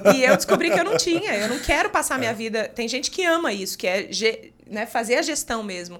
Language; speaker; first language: Portuguese; native; Portuguese